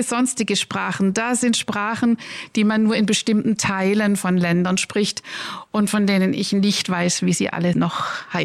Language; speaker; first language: German; native; German